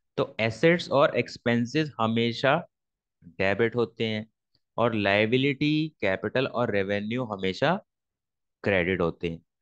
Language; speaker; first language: Hindi; native; Hindi